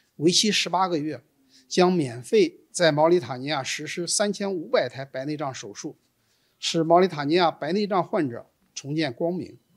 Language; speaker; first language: Chinese; native; Chinese